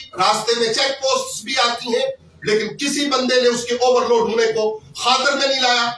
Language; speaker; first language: Urdu; non-native, local second language; Pahari-Potwari